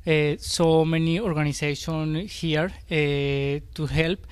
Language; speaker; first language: English; non-native, learner; Spanish